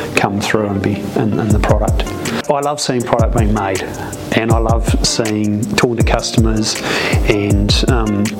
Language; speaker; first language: English; native; English